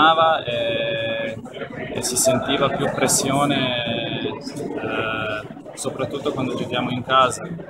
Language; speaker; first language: Italian; non-native, fluent; Serbian